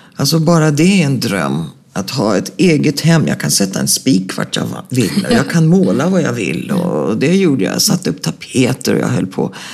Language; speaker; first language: Swedish; native; Swedish